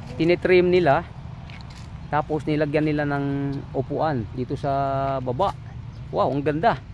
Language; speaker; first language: Filipino; non-native, local second language; Cebuano